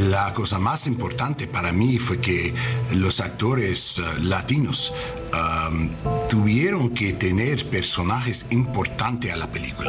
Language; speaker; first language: Spanish; non-native, learner; English